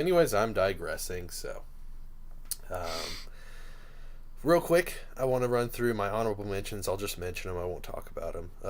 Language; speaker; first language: English; native; English